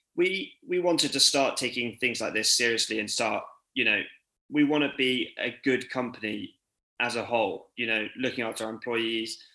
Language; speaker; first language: English; native; English